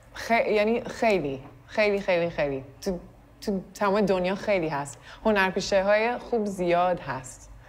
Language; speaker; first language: Persian; early bilingual, heritage; Persian